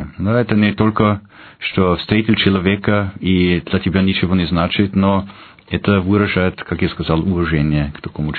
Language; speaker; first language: Russian; non-native, fluent; German